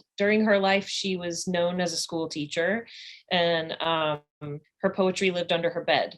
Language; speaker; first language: English; native; English